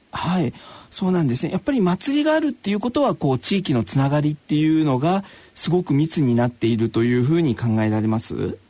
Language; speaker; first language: Japanese; native; Japanese